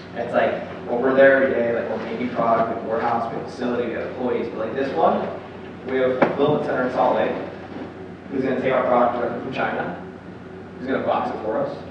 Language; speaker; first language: English; native; English